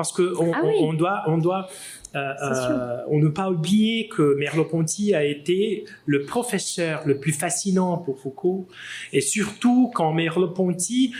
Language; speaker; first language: French; non-native, fluent; Portuguese